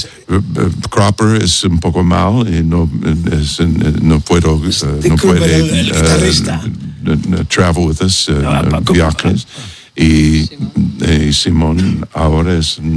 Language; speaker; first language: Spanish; non-native, learner; English